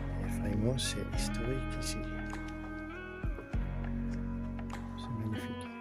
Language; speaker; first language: French; non-native, learner; English